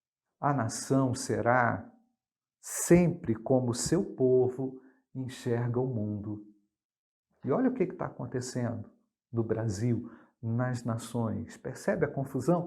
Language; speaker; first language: Portuguese; native; Portuguese